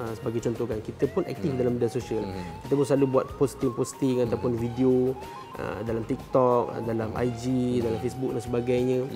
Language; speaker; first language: Malay; native; Malay